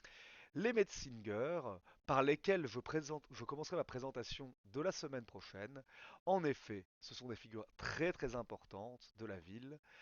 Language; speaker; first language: French; native; French